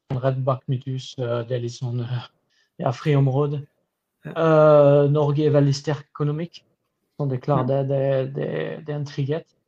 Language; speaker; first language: Norwegian; non-native, fluent; French